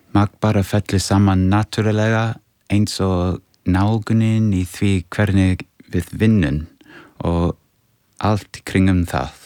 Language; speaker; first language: Icelandic; non-native, fluent; English